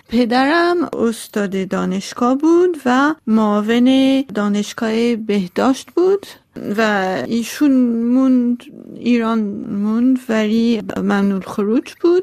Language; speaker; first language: Persian; non-native, local second language; Armenian